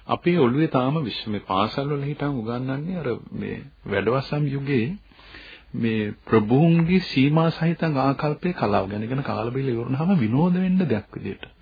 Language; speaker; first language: Sinhala; native; Sinhala